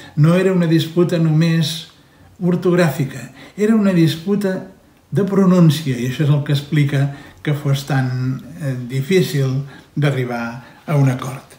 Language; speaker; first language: Catalan; native; Catalan